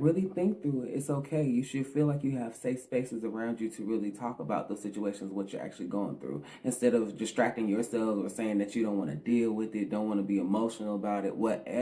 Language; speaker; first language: English; native; English